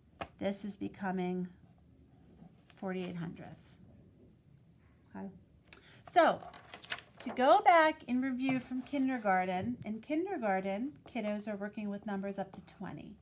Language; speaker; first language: English; native; English